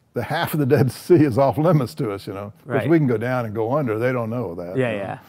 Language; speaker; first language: English; native; English